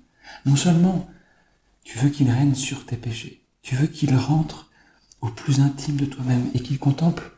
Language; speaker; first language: French; native; French